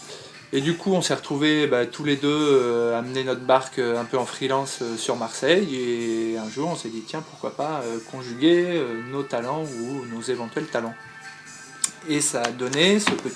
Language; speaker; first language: French; native; French